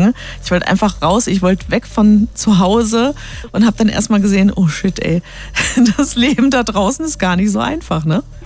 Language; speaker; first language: German; native; German